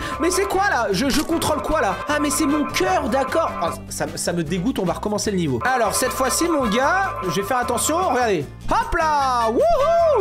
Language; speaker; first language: French; native; French